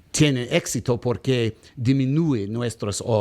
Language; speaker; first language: Spanish; non-native, learner; English